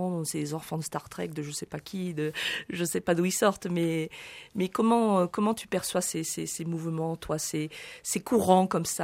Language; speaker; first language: French; native; French